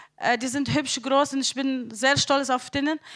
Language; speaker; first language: German; non-native, learner; Arabic